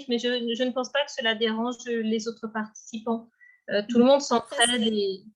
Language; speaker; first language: French; native; French